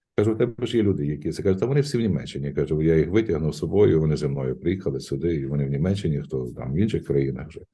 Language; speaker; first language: Ukrainian; native; Ukrainian